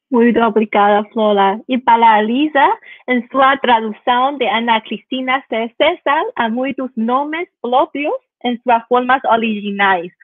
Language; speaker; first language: Portuguese; non-native, learner; Chinese